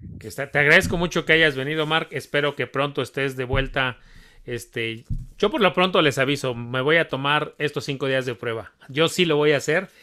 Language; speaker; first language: Spanish; native; Spanish